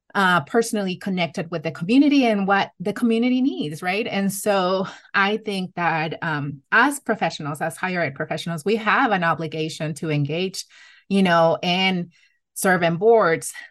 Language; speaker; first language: English; non-native, fluent; Spanish